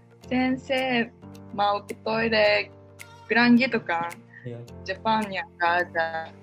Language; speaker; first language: Indonesian; non-native, learner; Japanese